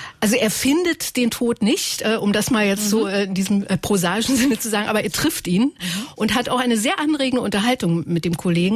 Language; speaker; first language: German; native; German